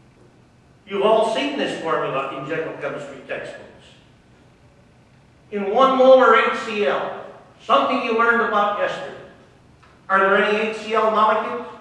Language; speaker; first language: English; native; English